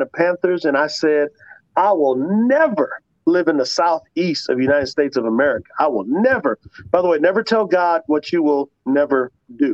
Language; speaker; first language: English; native; English